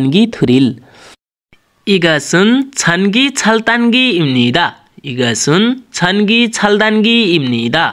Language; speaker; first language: Korean; non-native, learner; Nepali